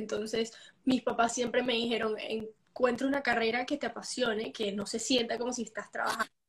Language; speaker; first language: Spanish; early bilingual, heritage; Spanish